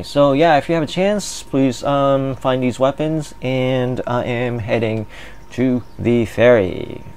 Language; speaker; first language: English; non-native, fluent; Japanese